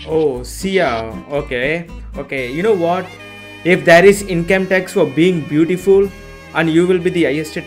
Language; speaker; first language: English; non-native, learner; Tamil